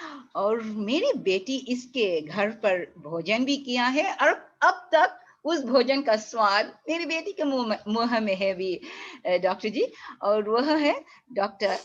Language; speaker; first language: Hindi; early bilingual, heritage; Hindi